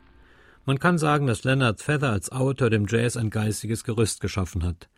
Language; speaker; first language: German; native; German